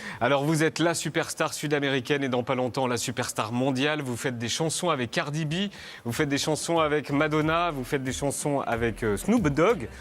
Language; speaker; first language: French; native; French